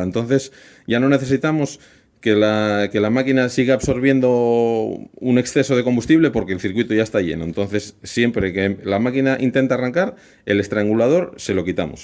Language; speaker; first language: Spanish; native; Spanish